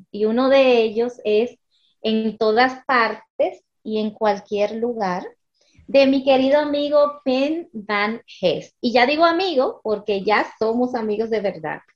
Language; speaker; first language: Spanish; early bilingual, heritage; Spanish